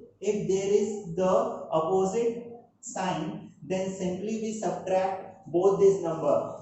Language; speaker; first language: English; non-native, local second language; Hindi